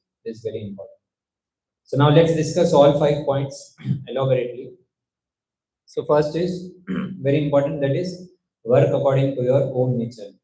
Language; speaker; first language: English; non-native, local second language; Hindi